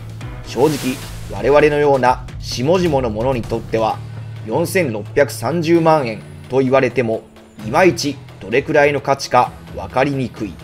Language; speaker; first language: Japanese; native; Japanese